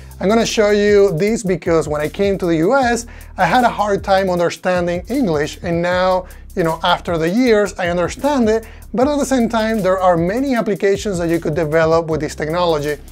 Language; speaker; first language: English; non-native, fluent; Spanish